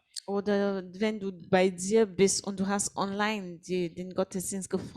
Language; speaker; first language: German; non-native, fluent; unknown